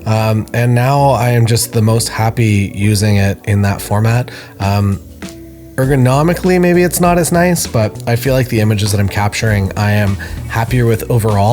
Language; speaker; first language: English; native; English